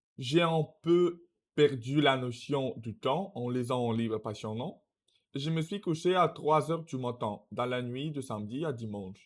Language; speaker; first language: French; non-native, learner; Russian